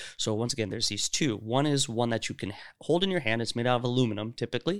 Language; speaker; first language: English; native; English